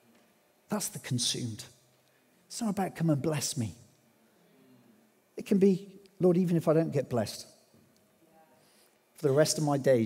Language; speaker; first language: English; native; English